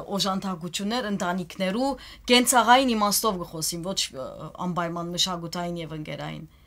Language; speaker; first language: Armenian; early bilingual, heritage; Armenian